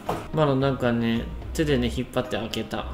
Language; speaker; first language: Japanese; native; Japanese